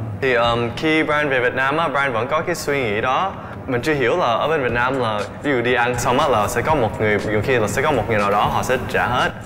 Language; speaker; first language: Vietnamese; early bilingual, heritage; Vietnamese